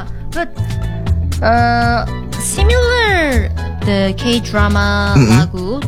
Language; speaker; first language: English; non-native, learner; Korean